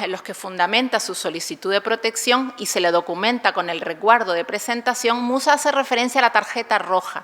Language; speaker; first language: Spanish; native; Spanish